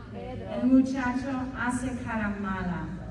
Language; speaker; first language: Spanish; non-native, fluent; English